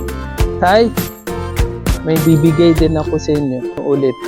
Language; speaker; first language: Filipino; non-native, learner; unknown